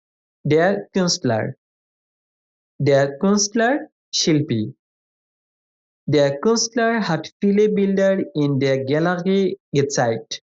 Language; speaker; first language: German; non-native, fluent; Bangla